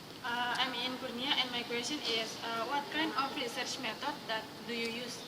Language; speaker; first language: English; non-native, learner; Indonesian